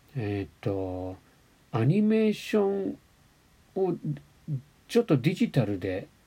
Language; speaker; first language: Japanese; non-native, fluent; English